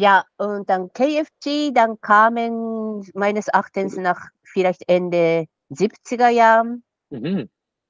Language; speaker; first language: German; non-native, fluent; Japanese